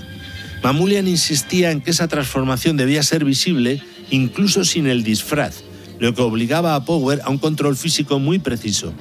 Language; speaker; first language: Spanish; native; Spanish